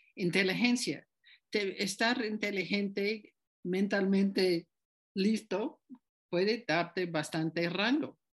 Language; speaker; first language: Spanish; non-native, fluent; English